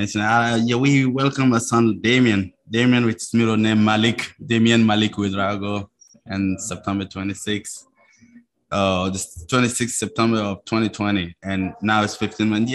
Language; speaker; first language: English; non-native, fluent; Mossi